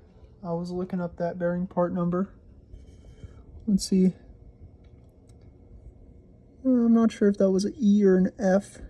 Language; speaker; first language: English; native; English